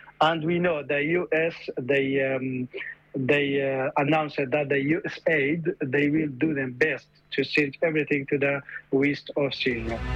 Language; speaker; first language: English; non-native, fluent; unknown